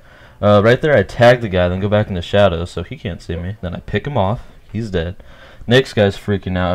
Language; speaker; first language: English; native; English